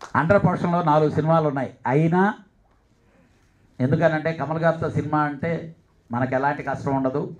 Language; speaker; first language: Telugu; native; Telugu